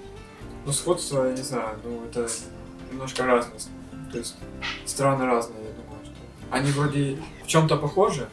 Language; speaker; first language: Russian; native; Russian